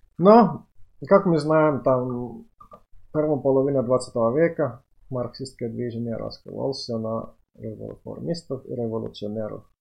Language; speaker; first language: Russian; non-native, fluent; Finnish